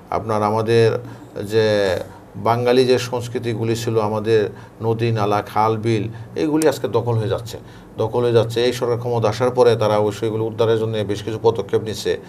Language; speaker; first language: Bangla; native; Bangla